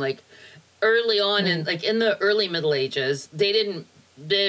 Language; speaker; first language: English; native; English